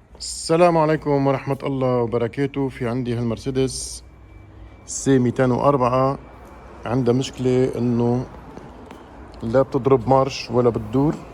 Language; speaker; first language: Arabic; native; Arabic